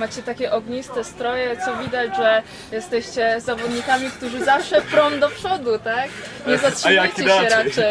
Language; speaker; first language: Polish; native; Polish